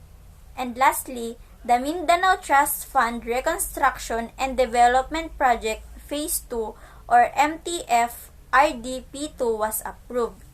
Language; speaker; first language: English; non-native, local second language; Filipino